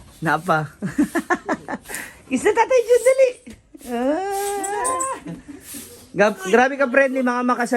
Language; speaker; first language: Filipino; non-native, local second language; Cebuano